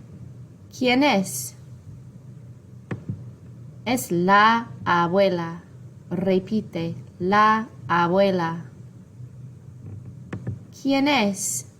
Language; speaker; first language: Spanish; non-native, fluent; English